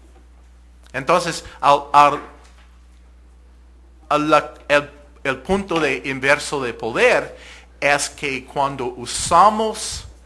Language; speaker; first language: Spanish; non-native, fluent; English